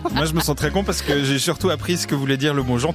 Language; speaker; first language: French; native; French